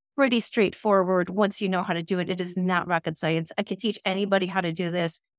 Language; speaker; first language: English; native; English